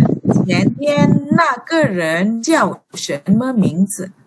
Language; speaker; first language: Chinese; non-native, fluent; Indonesian